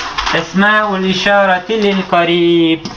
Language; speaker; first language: Arabic; non-native, fluent; Turkish